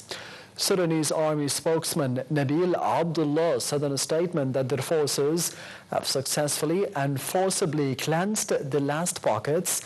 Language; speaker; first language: English; non-native, local second language; Arabic